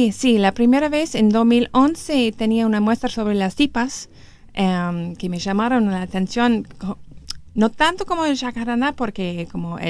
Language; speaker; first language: Spanish; non-native, learner; English